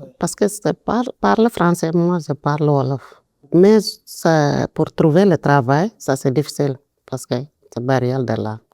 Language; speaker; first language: French; non-native, local second language; Wolof